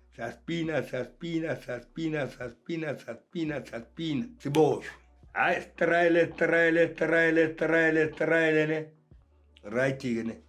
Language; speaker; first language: Zulu; native; Zulu